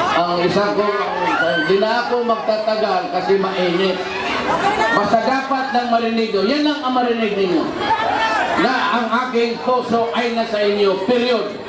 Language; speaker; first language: Filipino; non-native, local second language; Cebuano